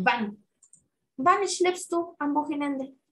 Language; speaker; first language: German; non-native, fluent; Spanish